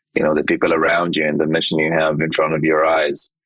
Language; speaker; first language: English; non-native, fluent; Hebrew